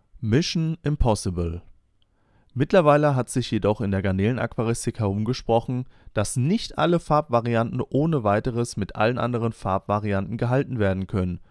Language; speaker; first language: German; native; German